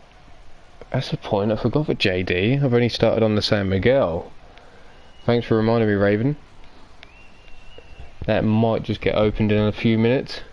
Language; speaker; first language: English; native; English